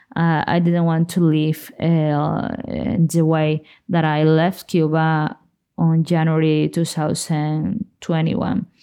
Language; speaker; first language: English; non-native, fluent; Spanish